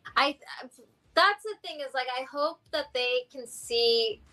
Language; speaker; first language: English; early bilingual, other home language; Hindi